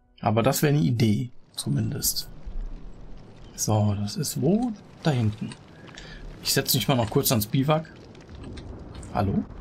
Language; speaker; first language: German; native; German